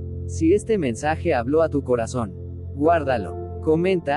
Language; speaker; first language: Spanish; native; Spanish